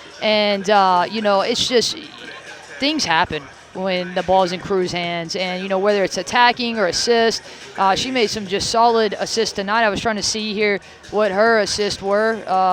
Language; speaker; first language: English; native; English